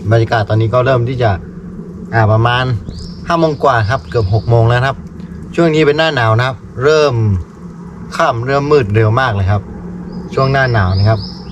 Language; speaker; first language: Thai; native; Thai